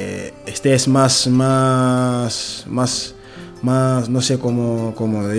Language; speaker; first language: Spanish; non-native, learner; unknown